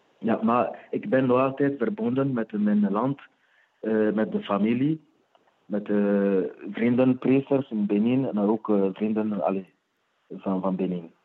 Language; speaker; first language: Dutch; non-native, fluent; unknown